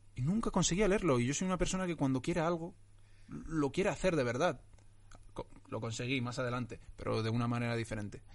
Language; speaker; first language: Spanish; early bilingual, other home language; Arabic